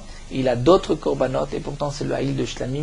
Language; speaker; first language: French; native; French